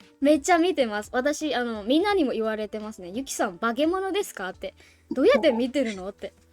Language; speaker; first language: Japanese; non-native, fluent; Burmese